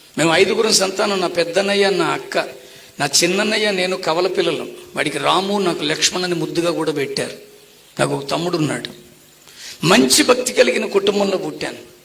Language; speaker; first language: Telugu; non-native, local second language; Tamil